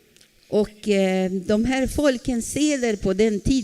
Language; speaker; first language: Swedish; non-native, fluent; Spanish